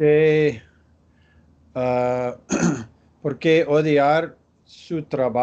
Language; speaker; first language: Spanish; non-native, learner; English